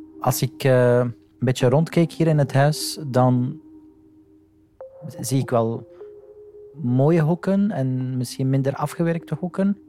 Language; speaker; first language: Dutch; non-native, fluent; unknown